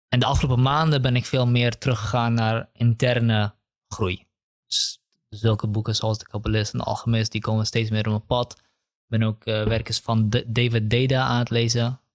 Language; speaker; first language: Dutch; early bilingual, other home language; Kurdish